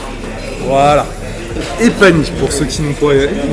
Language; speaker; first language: French; native; French